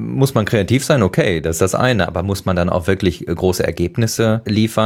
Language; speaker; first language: German; native; German